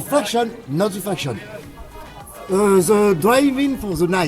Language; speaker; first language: English; non-native, learner; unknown